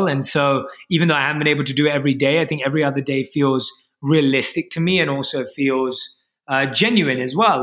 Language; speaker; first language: English; native; English